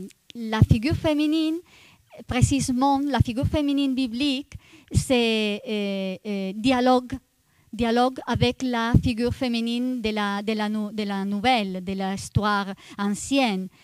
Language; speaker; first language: French; non-native, fluent; Italian